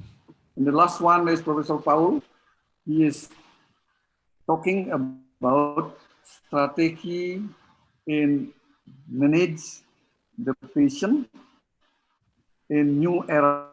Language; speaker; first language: English; non-native, learner; Indonesian